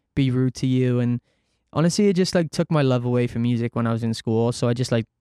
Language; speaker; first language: English; native; English